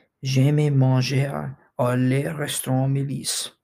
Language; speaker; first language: French; non-native, learner; English